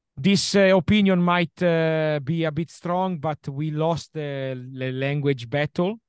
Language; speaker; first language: English; non-native, fluent; Italian